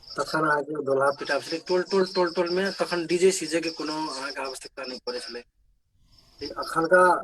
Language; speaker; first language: Maithili; non-native, local second language; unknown